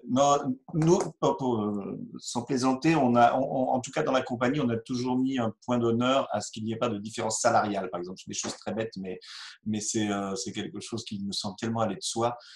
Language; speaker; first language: French; native; French